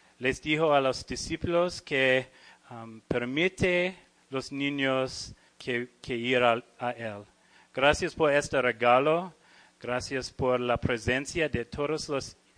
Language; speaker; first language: Spanish; non-native, learner; English